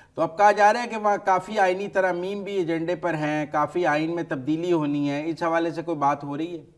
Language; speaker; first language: Urdu; native; Urdu